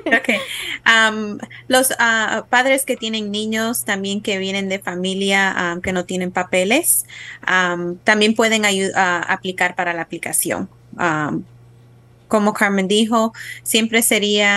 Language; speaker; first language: Spanish; early bilingual, heritage; Spanish